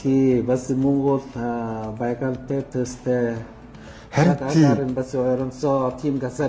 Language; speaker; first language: Mongolian; non-native, fluent; Lao